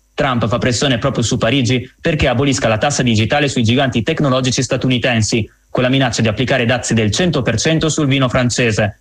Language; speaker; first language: Italian; native; Italian